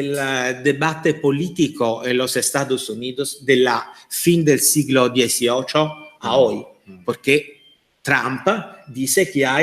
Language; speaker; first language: Spanish; non-native, fluent; Italian